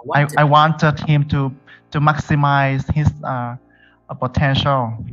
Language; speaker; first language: English; non-native, fluent; Vietnamese